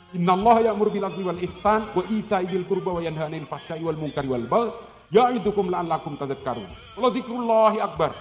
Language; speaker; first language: Indonesian; non-native, local second language; Madurese